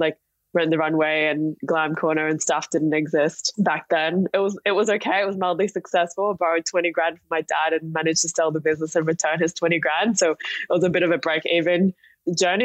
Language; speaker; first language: English; native; English